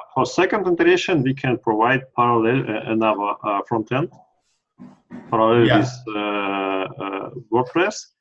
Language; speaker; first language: English; non-native, learner; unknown